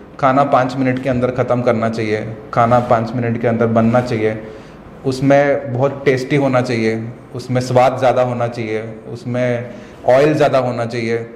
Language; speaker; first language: Hindi; non-native, local second language; Kannada